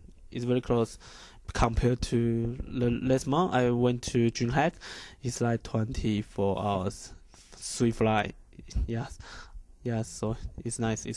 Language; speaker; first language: English; non-native, learner; Chinese